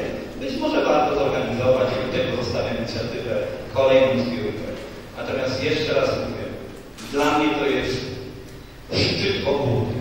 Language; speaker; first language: Polish; native; Polish